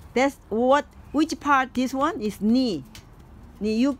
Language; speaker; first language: English; non-native, learner; Korean